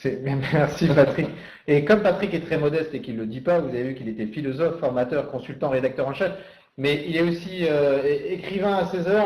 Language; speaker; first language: French; native; French